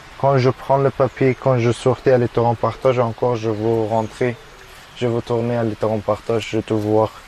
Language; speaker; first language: French; non-native, learner; Persian